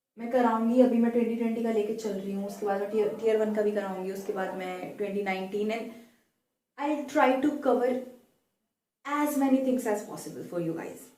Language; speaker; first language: Hindi; native; Hindi